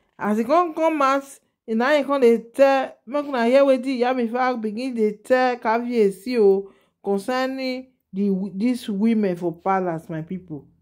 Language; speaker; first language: Nigerian Pidgin; native; Nigerian Pidgin